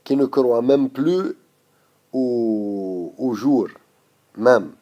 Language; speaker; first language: French; non-native, local second language; Arabic